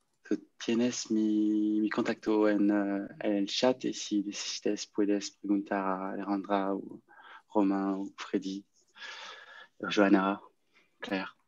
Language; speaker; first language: Spanish; non-native, learner; French